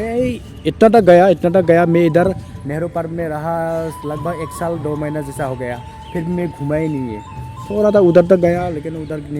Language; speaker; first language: Hindi; non-native, local second language; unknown